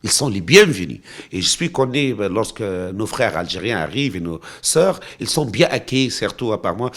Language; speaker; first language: French; non-native, local second language; Arabic